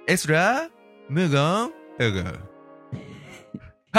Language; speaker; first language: French; non-native, learner; Japanese